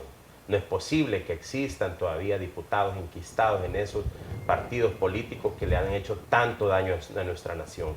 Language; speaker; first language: Spanish; native; Spanish